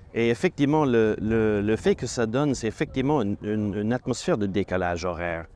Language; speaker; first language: French; native; French